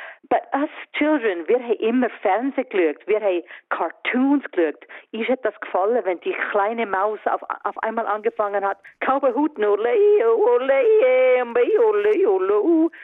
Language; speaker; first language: German; early bilingual, other home language; Swiss German